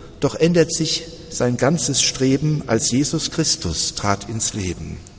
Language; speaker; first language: German; native; German